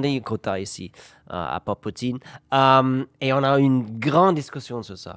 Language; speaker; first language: French; non-native, fluent; German